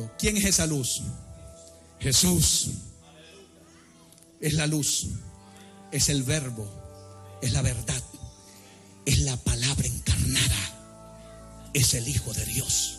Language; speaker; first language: Spanish; native; Spanish